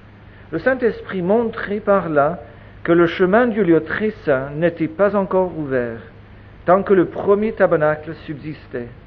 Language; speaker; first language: French; native; French